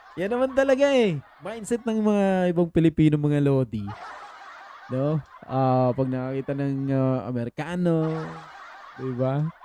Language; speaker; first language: Filipino; native; Filipino